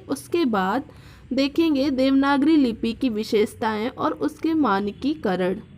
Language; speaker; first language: Hindi; native; Hindi